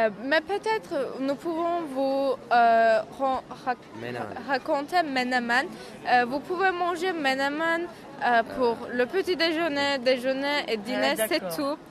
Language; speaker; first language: French; non-native, learner; Turkish